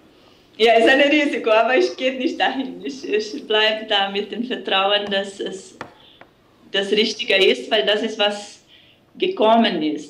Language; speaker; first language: German; non-native, fluent; Portuguese